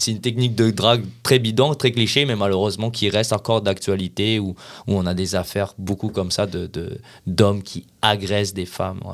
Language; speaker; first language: French; native; French